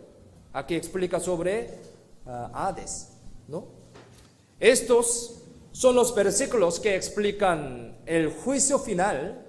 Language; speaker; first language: Spanish; non-native, fluent; Korean